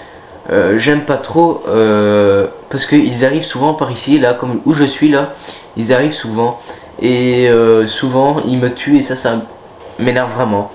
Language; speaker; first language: French; native; French